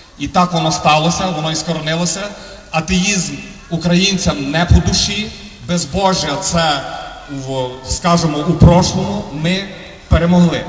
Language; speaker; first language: Ukrainian; native; Ukrainian